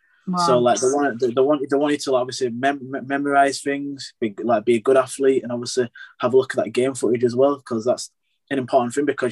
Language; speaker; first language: English; native; English